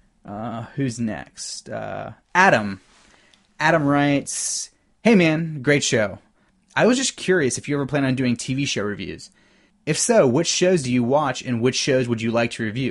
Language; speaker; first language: English; native; English